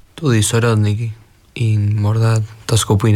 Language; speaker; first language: Slovenian; early bilingual, heritage; Spanish